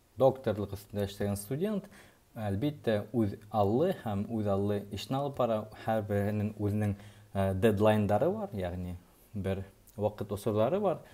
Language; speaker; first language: Tatar; non-native, local second language; Bashkir